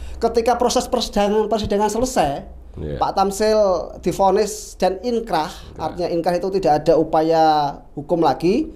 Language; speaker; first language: Indonesian; native; Indonesian